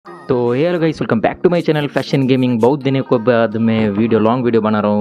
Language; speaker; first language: Hindi; non-native, local second language; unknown